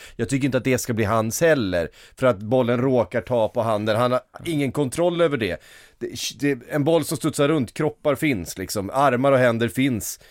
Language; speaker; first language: Swedish; native; Swedish